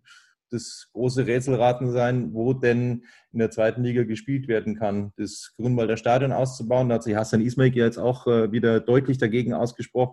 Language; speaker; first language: German; native; German